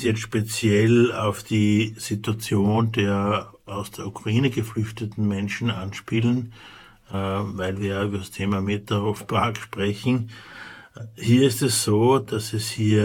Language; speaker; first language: German; native; German